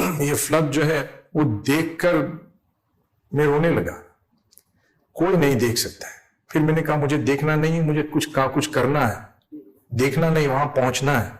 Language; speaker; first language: Urdu; non-native, fluent; English